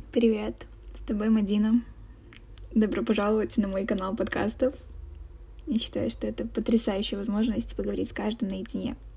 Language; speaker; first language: Russian; native; Russian